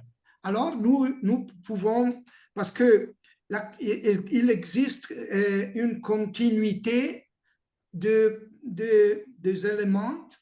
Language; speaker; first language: French; non-native, learner; Italian